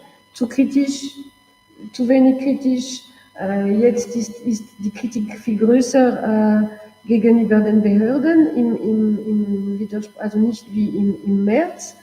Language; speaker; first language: German; non-native, local second language; French